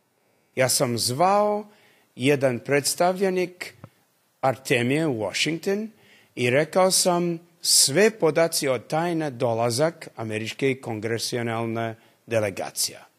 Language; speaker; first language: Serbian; early bilingual, heritage; English